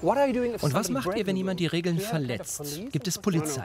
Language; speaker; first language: German; native; German